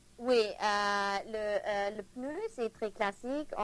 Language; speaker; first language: French; non-native, learner; German